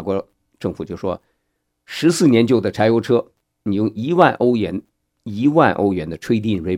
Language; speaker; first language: Chinese; native; Chinese